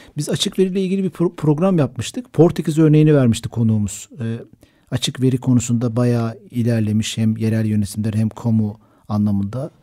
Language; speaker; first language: Turkish; native; Turkish